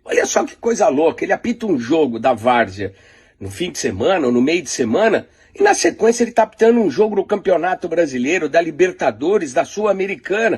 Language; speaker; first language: Portuguese; native; Portuguese